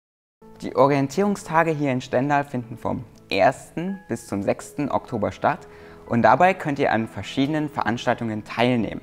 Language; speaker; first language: German; native; German